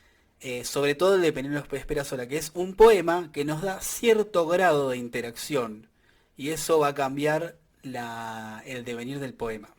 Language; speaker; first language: Spanish; native; Spanish